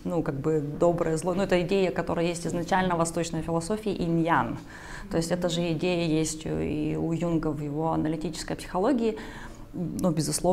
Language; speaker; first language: Russian; native; Russian